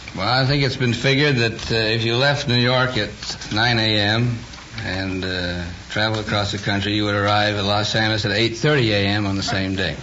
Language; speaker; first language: English; native; English